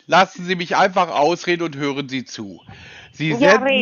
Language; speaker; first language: German; native; German